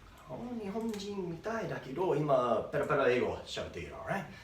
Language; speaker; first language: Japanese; non-native, learner; English